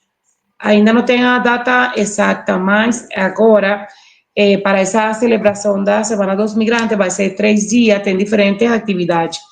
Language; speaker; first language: Portuguese; non-native, learner; Spanish